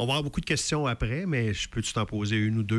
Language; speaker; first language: French; native; French